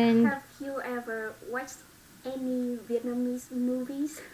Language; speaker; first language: English; non-native, learner; Vietnamese